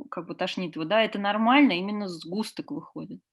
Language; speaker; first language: Russian; native; Russian